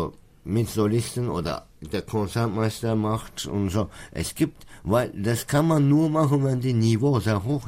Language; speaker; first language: German; non-native, fluent; Turkish